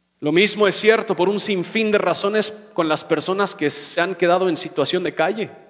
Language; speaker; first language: Spanish; non-native, fluent; English